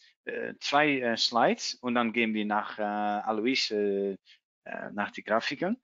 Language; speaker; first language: German; non-native, learner; Dutch